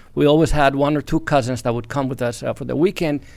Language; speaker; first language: English; non-native, fluent; Spanish